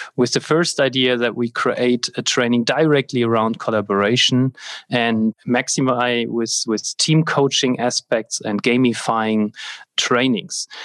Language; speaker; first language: English; non-native, fluent; German